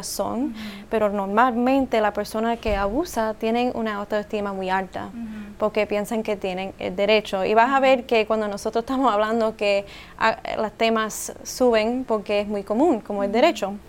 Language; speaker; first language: Spanish; early bilingual, heritage; English